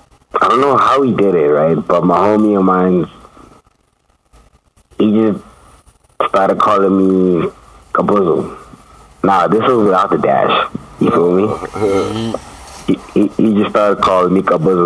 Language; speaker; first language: English; non-native, local second language; Tswana